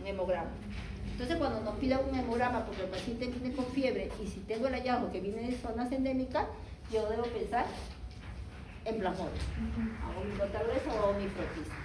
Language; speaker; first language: Spanish; native; Spanish